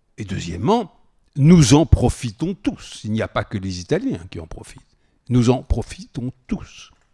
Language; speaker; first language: French; native; French